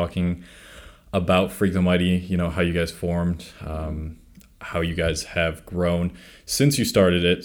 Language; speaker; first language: English; native; English